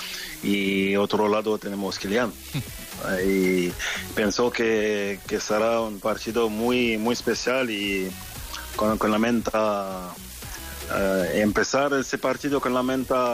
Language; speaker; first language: Spanish; non-native, learner; French